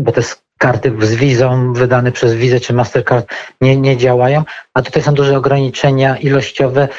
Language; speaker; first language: Polish; native; Polish